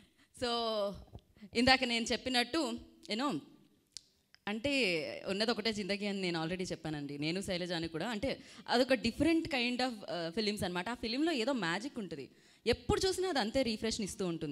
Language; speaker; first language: Telugu; native; Telugu